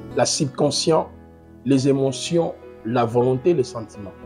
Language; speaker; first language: French; non-native, local second language; Lingala